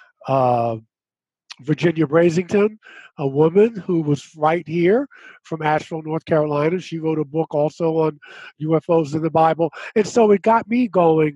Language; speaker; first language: English; native; English